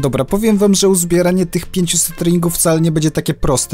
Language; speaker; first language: Polish; native; Polish